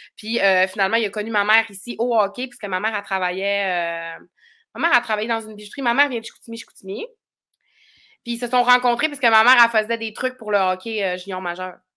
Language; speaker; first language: French; native; French